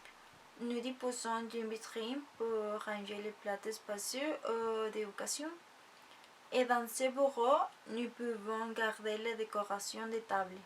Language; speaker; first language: French; non-native, learner; Spanish